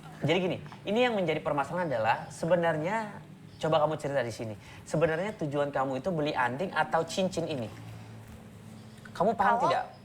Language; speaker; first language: Indonesian; native; Indonesian